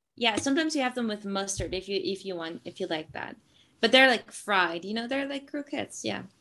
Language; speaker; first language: English; non-native, fluent; Dutch